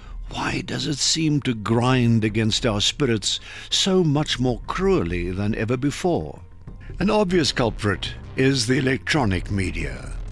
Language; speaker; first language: English; non-native, local second language; Afrikaans